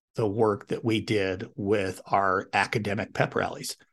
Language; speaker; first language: English; native; English